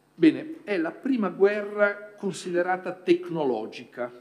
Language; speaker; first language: Italian; native; Italian